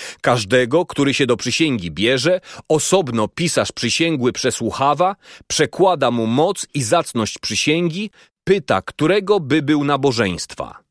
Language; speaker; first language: Polish; native; Polish